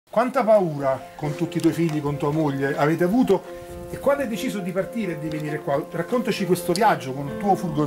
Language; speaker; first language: Italian; native; Italian